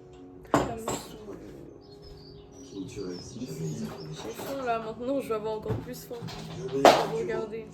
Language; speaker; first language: French; native; French